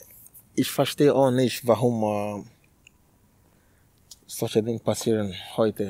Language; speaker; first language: German; non-native, learner; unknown